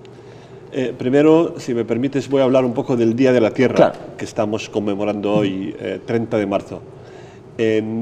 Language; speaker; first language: Spanish; non-native, fluent; Arabic